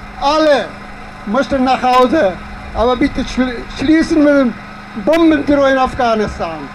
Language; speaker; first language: German; non-native, fluent; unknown